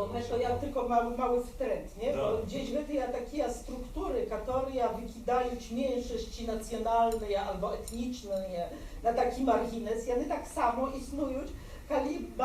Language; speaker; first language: Polish; non-native, local second language; Belarusian